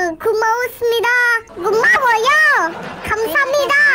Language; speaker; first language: Korean; non-native, learner; Indonesian